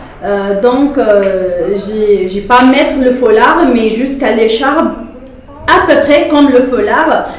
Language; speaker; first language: French; non-native, learner; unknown